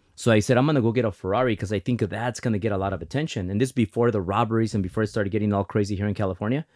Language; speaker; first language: English; early bilingual, other home language; Spanish